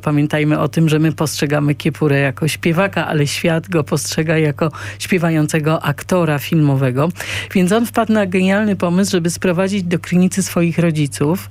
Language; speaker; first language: Polish; native; Polish